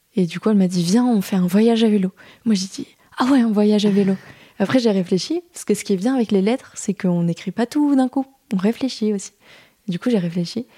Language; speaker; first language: French; native; French